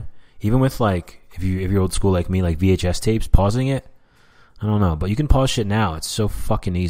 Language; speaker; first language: English; native; English